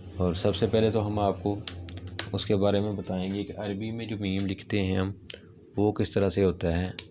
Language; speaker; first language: Urdu; non-native, local second language; Punjabi